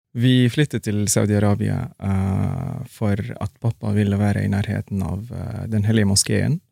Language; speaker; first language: Norwegian; non-native, fluent; Arabic